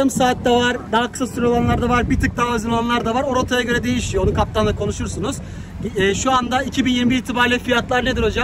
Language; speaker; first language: Turkish; native; Turkish